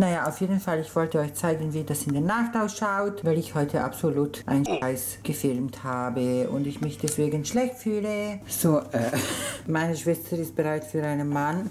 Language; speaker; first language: German; early bilingual, other home language; Spanish